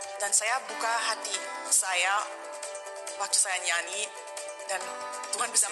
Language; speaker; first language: Indonesian; non-native, fluent; German